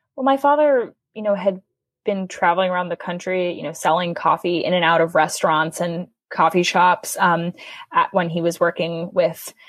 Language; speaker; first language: English; native; English